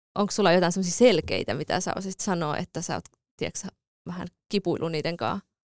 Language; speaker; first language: Finnish; early bilingual, other home language; Kurdish